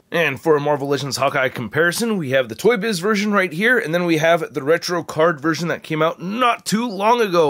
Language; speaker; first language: English; native; English